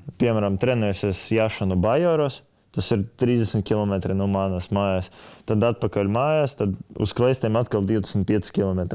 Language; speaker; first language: Latvian; native; Latvian